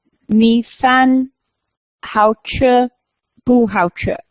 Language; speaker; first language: Chinese; non-native, learner; English